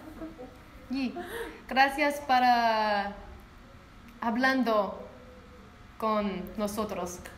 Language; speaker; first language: Spanish; non-native, learner; English